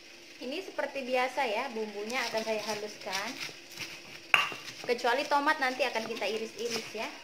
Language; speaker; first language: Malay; non-native, local second language; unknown